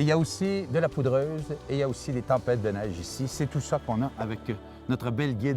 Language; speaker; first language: French; native; French